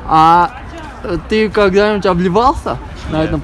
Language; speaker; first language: Russian; non-native, local second language; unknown